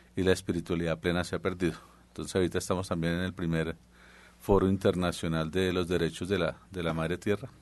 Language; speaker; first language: Spanish; native; Spanish